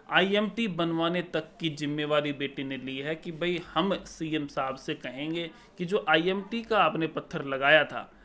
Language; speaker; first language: Hindi; native; Hindi